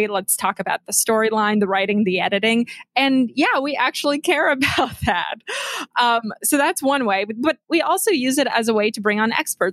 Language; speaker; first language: English; native; English